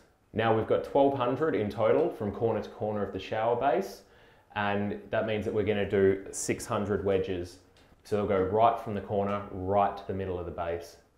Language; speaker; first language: English; native; English